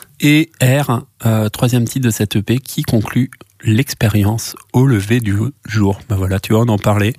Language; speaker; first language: French; native; French